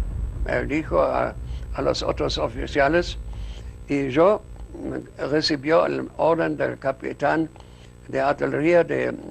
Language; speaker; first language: Spanish; non-native, fluent; German